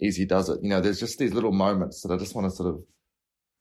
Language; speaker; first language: English; native; English